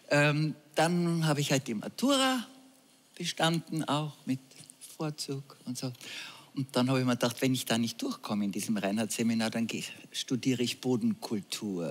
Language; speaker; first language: German; native; German